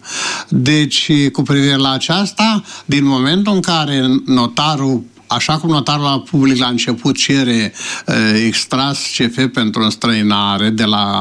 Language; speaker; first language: Romanian; native; Romanian